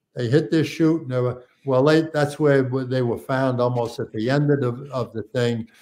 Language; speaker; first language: English; native; English